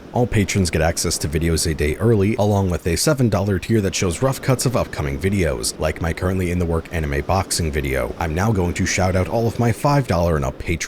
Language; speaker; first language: English; native; English